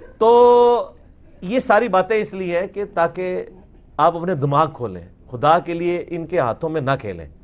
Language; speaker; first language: Urdu; non-native, local second language; Punjabi